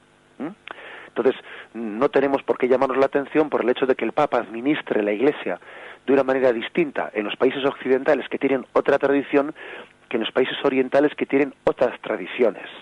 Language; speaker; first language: Spanish; native; Spanish